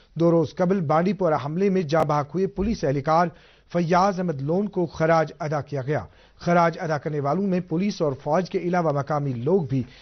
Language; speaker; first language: Urdu; non-native, local second language; Kashmiri